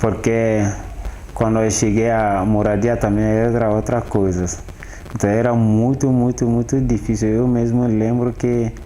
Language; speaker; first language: Portuguese; non-native, learner; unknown